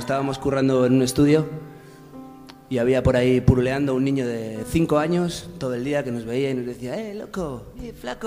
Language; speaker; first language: Spanish; native; Spanish